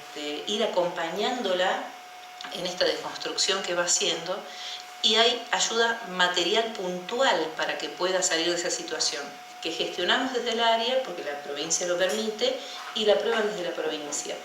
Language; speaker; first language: Spanish; native; Spanish